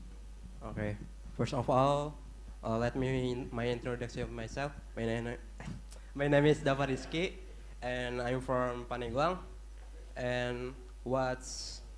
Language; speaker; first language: English; non-native, learner; Indonesian